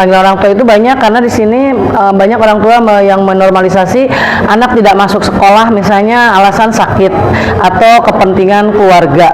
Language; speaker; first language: Indonesian; native; Indonesian